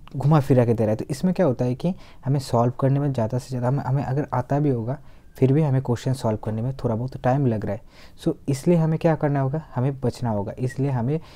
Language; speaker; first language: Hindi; non-native, local second language; Bangla